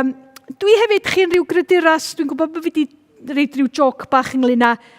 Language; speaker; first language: Welsh; native; Welsh